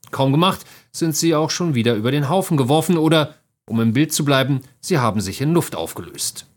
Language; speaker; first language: German; native; German